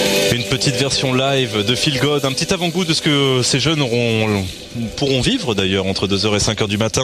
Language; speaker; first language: French; native; French